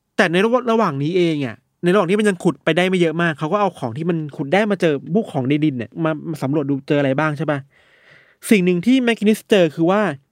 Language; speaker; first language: Thai; native; Thai